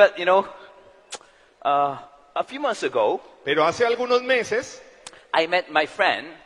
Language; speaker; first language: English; non-native, learner; Korean